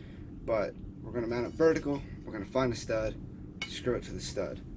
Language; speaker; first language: English; native; English